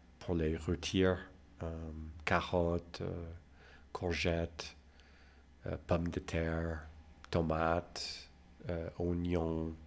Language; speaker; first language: French; non-native, fluent; English